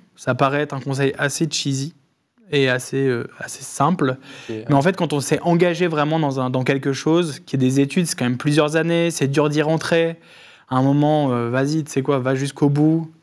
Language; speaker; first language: French; native; French